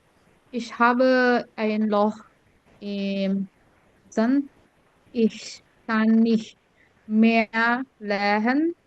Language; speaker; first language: German; non-native, learner; Indonesian